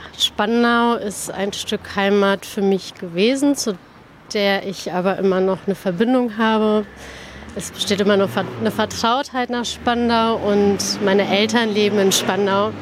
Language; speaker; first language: German; early bilingual, other home language; Persian